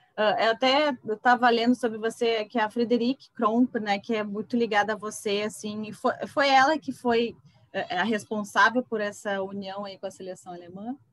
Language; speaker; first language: Portuguese; native; Portuguese